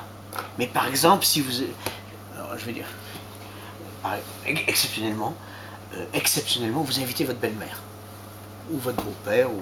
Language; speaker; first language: French; native; French